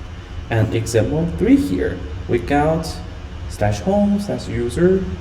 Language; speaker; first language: English; non-native, fluent; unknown